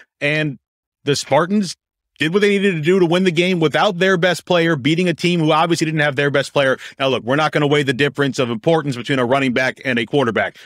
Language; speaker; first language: English; native; English